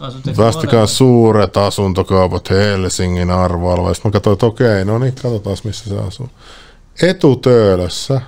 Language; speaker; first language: Finnish; native; Finnish